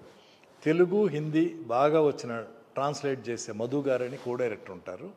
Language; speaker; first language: Telugu; native; Telugu